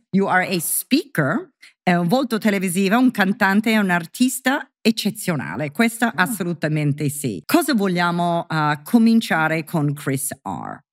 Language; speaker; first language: Italian; non-native, fluent; English